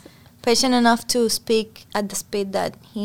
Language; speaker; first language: English; non-native, fluent; Spanish